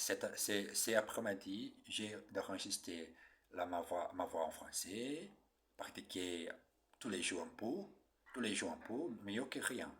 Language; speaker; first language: French; non-native, learner; Portuguese